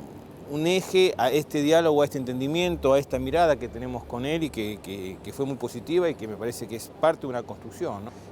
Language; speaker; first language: Spanish; native; Spanish